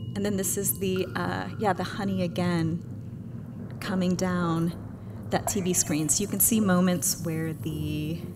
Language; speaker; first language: English; native; English